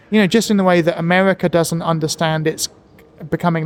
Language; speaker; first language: English; native; English